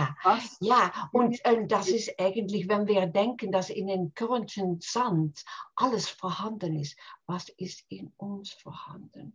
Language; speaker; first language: German; non-native, fluent; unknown